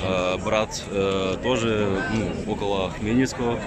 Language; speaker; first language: Russian; early bilingual, heritage; French